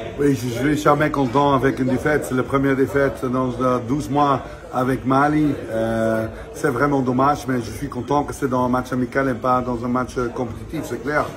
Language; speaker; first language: French; non-native, fluent; Dutch